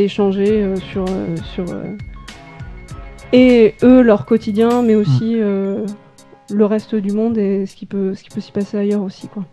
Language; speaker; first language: French; native; French